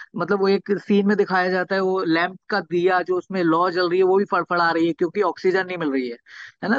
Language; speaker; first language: Hindi; native; Hindi